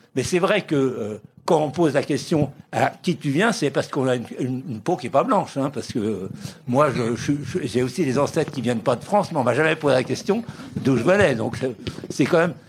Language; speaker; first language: French; native; French